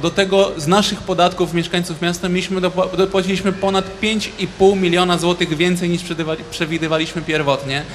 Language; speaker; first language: Polish; native; Polish